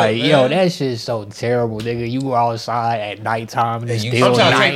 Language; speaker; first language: English; native; English